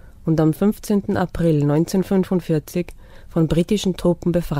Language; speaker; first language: German; native; German